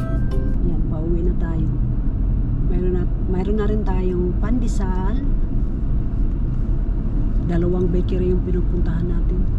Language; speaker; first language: Filipino; non-native, local second language; Cebuano